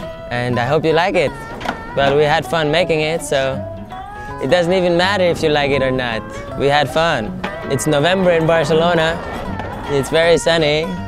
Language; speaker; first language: English; non-native, fluent; Latvian